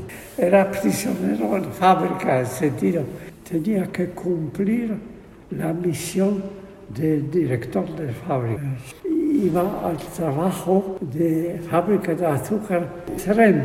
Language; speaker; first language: Spanish; non-native, fluent; Polish